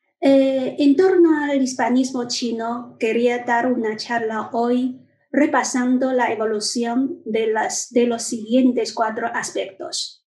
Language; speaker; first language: Spanish; non-native, fluent; Chinese